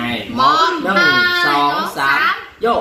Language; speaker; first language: Vietnamese; native; Vietnamese